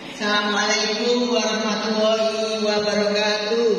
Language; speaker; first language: Indonesian; native; Indonesian